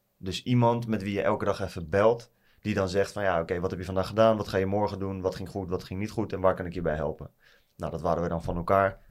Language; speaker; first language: Dutch; native; Dutch